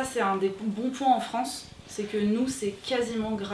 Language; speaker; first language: French; native; French